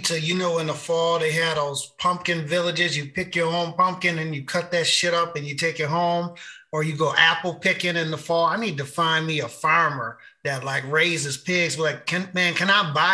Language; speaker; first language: English; native; English